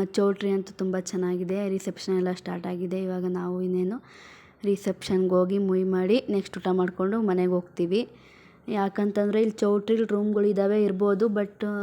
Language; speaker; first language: Kannada; non-native, local second language; Lambadi